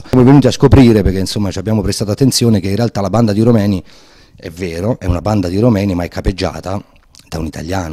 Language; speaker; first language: Italian; native; Italian